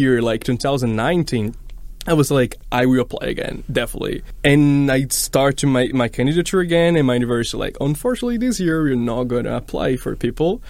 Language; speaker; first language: English; non-native, fluent; Portuguese